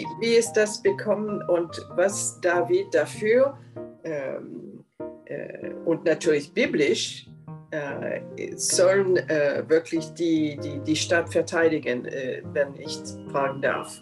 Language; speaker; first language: German; non-native, fluent; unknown